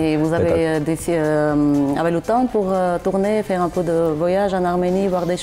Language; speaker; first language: French; non-native, fluent; Armenian